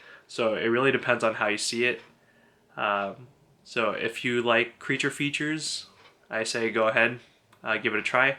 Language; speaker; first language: English; native; English